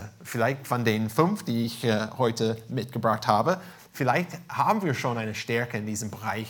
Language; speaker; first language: German; non-native, fluent; English